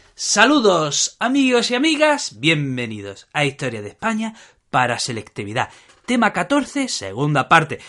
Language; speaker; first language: Spanish; native; Spanish